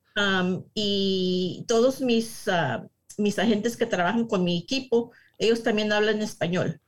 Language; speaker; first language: Spanish; early bilingual, heritage; Spanish